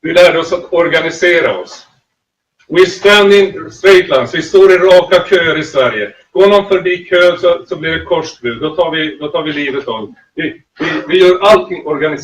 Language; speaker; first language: Swedish; native; Swedish